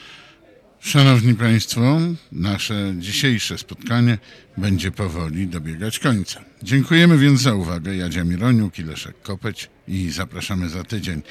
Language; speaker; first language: Polish; native; Polish